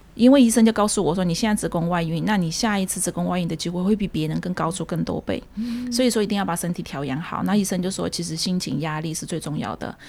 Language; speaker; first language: Chinese; early bilingual, heritage; Chinese